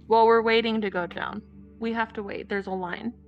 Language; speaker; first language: English; native; English